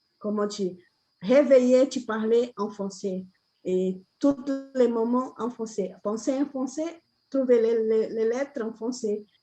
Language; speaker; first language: French; non-native, learner; Portuguese